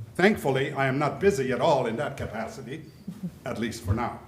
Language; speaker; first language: English; early bilingual, other home language; German